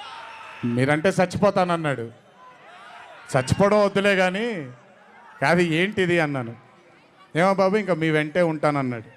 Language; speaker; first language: Telugu; native; Telugu